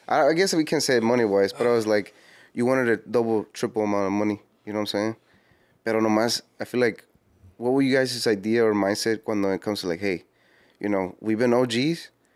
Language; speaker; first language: English; early bilingual, other home language; Spanish